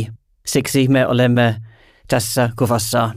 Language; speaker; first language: Finnish; non-native, learner; English